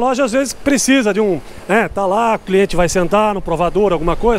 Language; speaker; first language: Portuguese; native; Portuguese